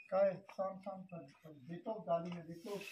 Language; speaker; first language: Filipino; non-native, learner; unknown